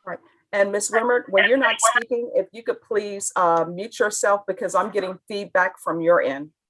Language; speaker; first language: English; native; English